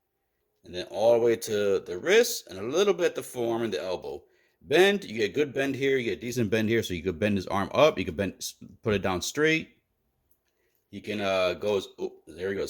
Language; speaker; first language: English; native; English